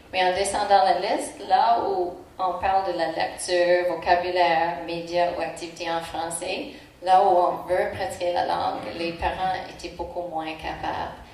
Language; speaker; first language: French; non-native, local second language; English